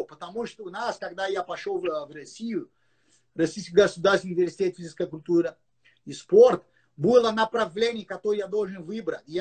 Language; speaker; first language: Russian; non-native, learner; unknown